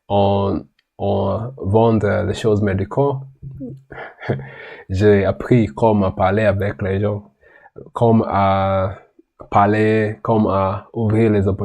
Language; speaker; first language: French; non-native, learner; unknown